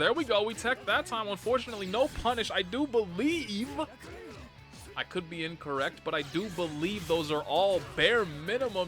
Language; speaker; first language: English; native; English